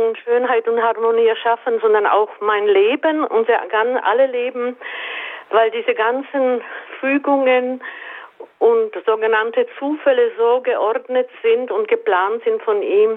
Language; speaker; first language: German; native; German